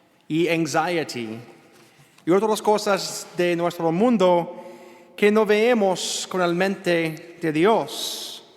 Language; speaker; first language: Spanish; non-native, learner; English